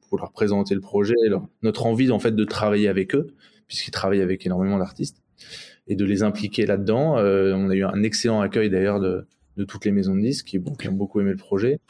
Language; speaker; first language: French; native; French